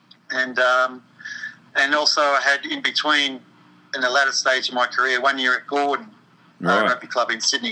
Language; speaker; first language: English; native; English